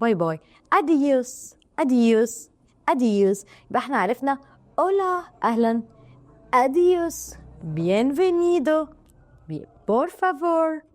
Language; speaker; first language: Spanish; non-native, learner; Arabic